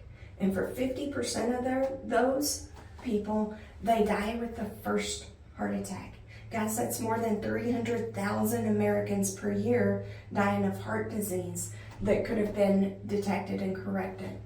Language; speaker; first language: English; native; English